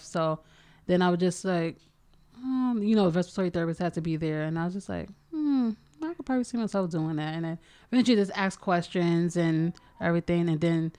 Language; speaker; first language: English; native; English